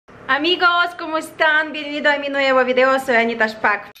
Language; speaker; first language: Spanish; non-native, learner; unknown